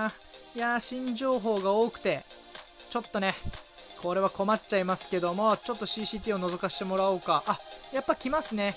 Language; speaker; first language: Japanese; native; Japanese